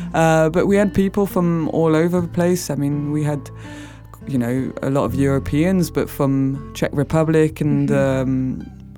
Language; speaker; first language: English; non-native, fluent; French